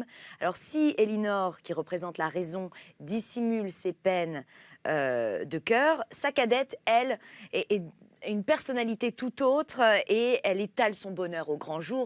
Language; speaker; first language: French; native; French